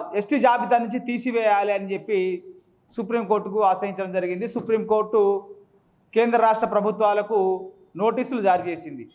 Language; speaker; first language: Telugu; non-native, local second language; Lambadi